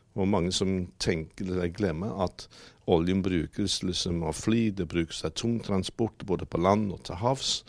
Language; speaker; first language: Norwegian; non-native, fluent; English